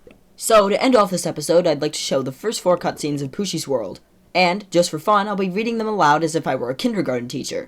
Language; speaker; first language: English; native; English